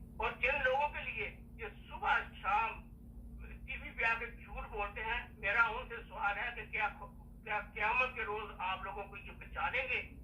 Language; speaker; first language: Urdu; non-native, local second language; Punjabi